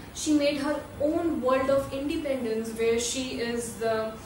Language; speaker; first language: English; non-native, local second language; Hindi